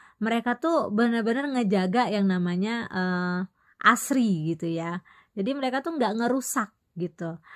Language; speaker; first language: Indonesian; native; Indonesian